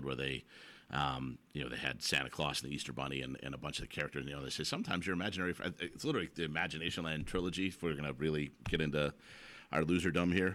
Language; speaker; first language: English; native; English